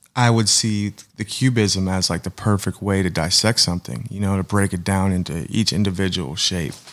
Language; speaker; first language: English; native; English